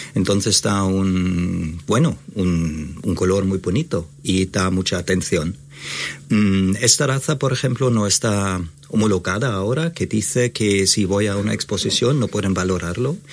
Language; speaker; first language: Spanish; non-native, fluent; German